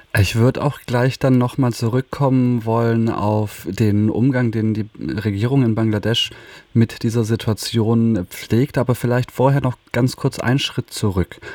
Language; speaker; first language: German; native; German